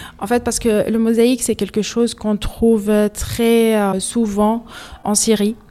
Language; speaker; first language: French; non-native, fluent; Arabic